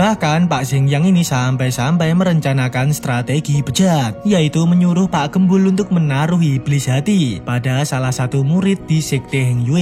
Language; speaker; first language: Indonesian; native; Indonesian